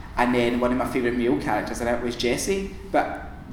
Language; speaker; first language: English; native; English